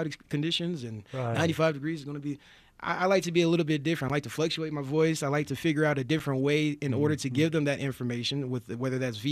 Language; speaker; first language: English; native; English